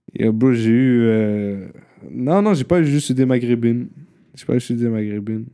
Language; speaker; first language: French; early bilingual, other home language; Arabic